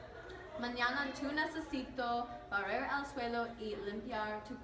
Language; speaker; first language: Spanish; non-native, learner; English